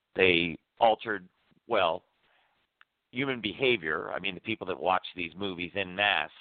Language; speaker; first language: English; native; English